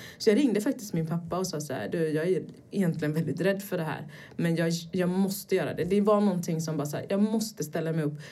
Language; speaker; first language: Swedish; early bilingual, other home language; Portuguese